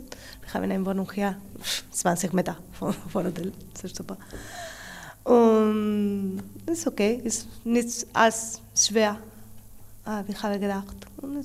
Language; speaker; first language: German; non-native, learner; Spanish